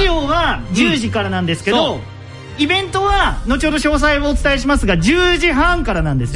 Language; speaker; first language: Japanese; native; Japanese